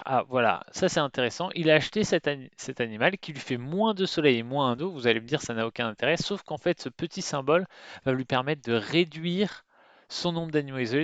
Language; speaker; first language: French; native; French